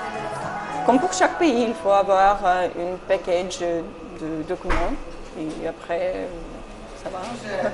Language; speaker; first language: French; non-native, fluent; Ukrainian